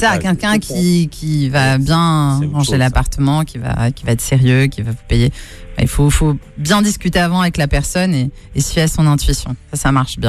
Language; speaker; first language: French; native; French